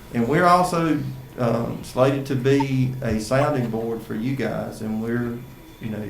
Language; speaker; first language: English; native; English